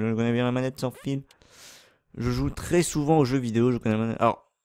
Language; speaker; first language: French; native; French